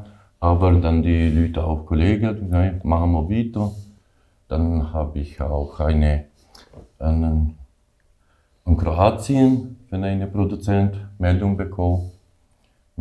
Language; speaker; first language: German; non-native, learner; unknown